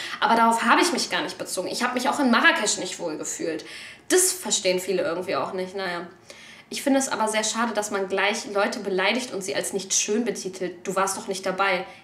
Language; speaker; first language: German; early bilingual, other home language; Turkish